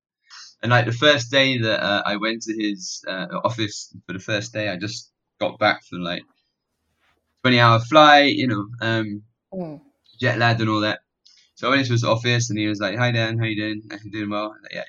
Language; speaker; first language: English; native; English